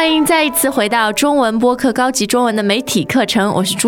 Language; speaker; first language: Chinese; native; Chinese